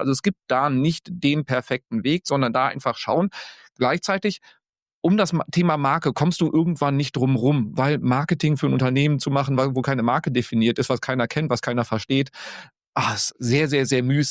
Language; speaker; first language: German; native; German